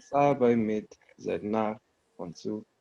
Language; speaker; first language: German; non-native, learner; English